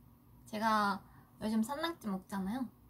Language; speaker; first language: Korean; non-native, fluent; Japanese